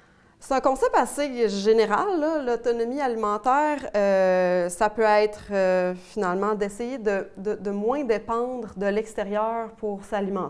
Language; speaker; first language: French; native; French